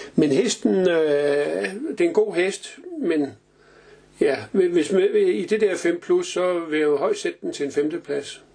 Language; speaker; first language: Danish; native; Danish